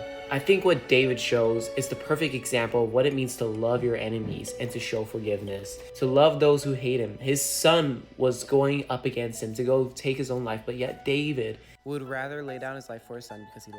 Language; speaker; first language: English; native; English